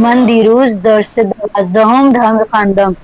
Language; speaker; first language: Persian; non-native, learner; Urdu